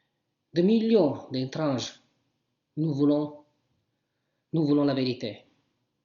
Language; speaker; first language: French; non-native, learner; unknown